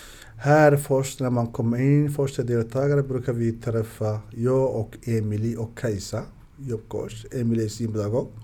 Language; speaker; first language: Swedish; non-native, learner; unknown